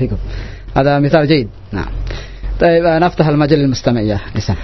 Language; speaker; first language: Arabic; non-native, learner; Indonesian